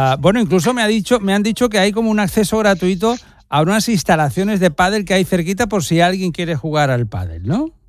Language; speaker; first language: Spanish; native; Spanish